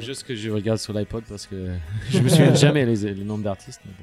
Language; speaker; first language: French; non-native, fluent; English